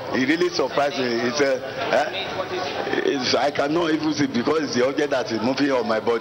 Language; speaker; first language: English; non-native, local second language; Yoruba